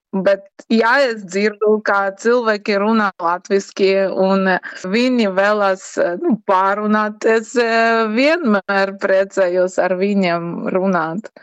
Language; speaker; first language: Latvian; non-native, learner; Ukrainian